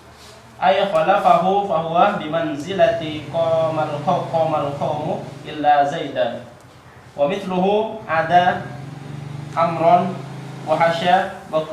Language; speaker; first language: Arabic; non-native, learner; Indonesian